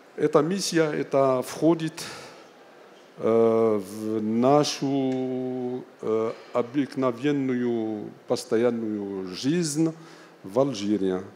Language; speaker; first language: Russian; non-native, fluent; Arabic